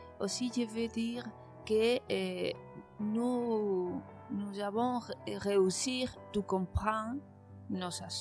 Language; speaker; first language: French; non-native, learner; Spanish